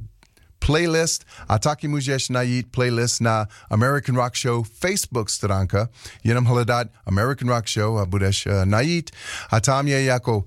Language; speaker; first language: Czech; non-native, learner; English